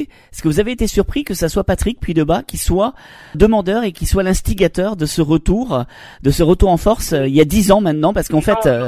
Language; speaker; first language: French; native; French